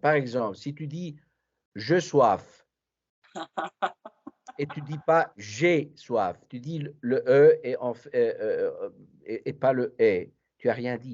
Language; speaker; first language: French; non-native, fluent; Italian